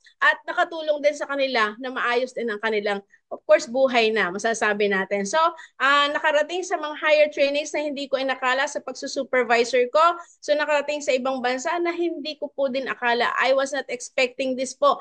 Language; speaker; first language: Filipino; native; Filipino